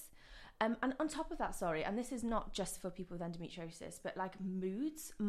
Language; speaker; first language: English; non-native, local second language; Welsh